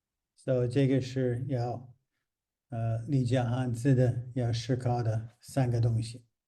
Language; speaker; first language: Chinese; non-native, fluent; English